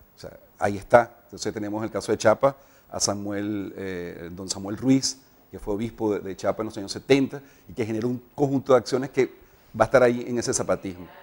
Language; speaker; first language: Spanish; native; Spanish